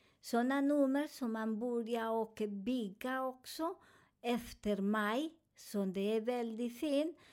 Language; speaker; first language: Swedish; non-native, learner; Spanish